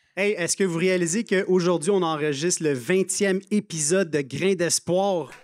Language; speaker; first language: French; native; French